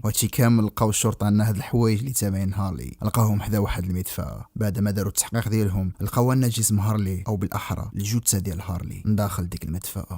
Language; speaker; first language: Arabic; native; Arabic